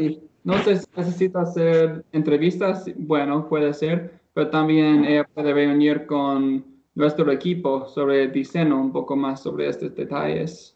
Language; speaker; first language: Spanish; non-native, learner; English